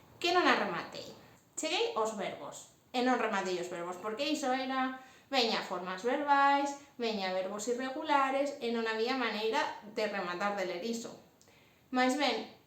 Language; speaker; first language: Galician; non-native, local second language; Spanish